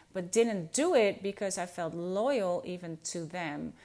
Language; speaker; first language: English; non-native, fluent; Dutch